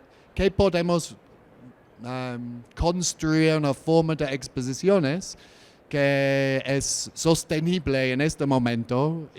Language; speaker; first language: Spanish; non-native, learner; English